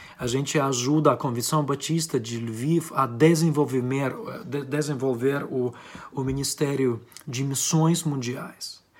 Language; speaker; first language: Portuguese; non-native, fluent; Ukrainian